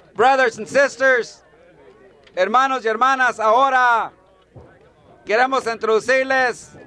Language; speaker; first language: Spanish; early bilingual, heritage; Spanish